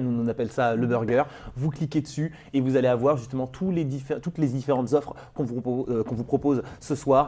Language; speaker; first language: French; native; French